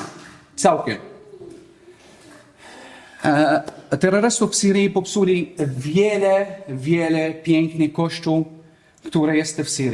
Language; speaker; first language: Polish; non-native, learner; Arabic